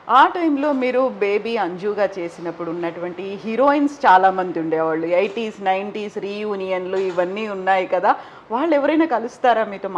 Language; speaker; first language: Telugu; native; Telugu